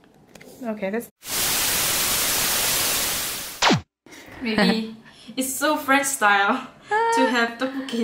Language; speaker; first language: English; non-native, learner; Korean